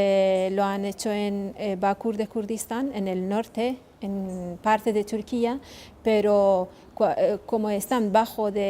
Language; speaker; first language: Spanish; non-native, fluent; Kurdish